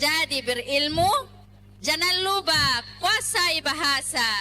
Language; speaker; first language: Indonesian; non-native, learner; Arabic